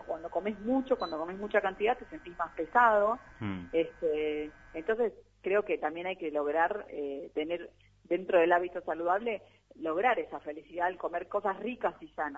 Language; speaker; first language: Spanish; native; Spanish